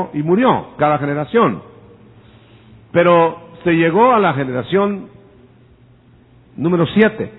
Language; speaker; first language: Spanish; native; Spanish